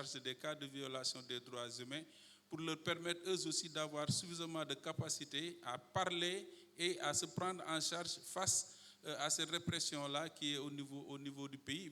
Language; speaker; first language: French; non-native, local second language; Wolof